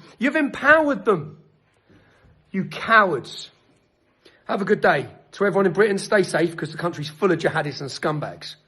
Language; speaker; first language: English; native; English